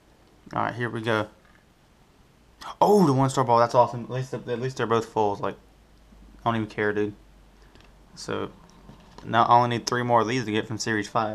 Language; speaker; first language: English; native; English